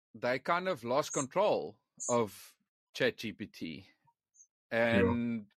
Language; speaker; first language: English; non-native, local second language; Afrikaans